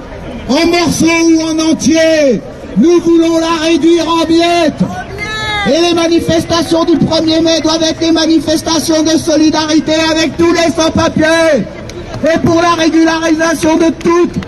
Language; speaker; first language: French; native; French